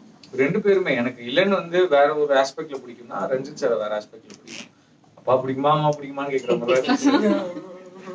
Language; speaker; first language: Tamil; native; Tamil